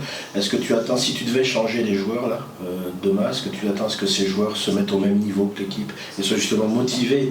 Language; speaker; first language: French; native; French